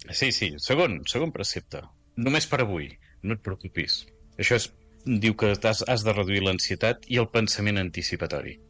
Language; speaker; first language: Catalan; native; Catalan